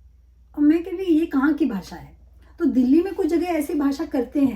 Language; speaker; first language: Hindi; non-native, local second language; Malayalam